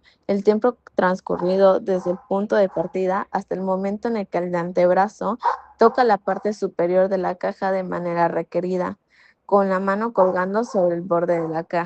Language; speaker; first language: Spanish; native; Spanish